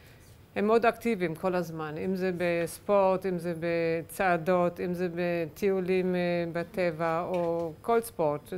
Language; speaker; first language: Hebrew; non-native, fluent; German